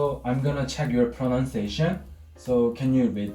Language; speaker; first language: English; non-native, fluent; Korean